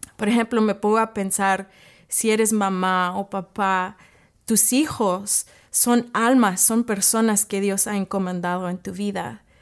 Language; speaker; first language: Spanish; early bilingual, heritage; English